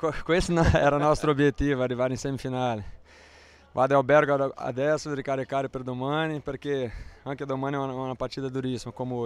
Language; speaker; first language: Italian; non-native, learner; Portuguese